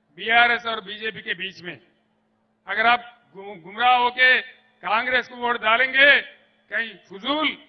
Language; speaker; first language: Hindi; non-native, local second language; Telugu